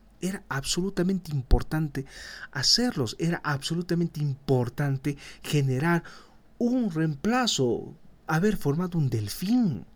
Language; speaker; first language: Spanish; native; Spanish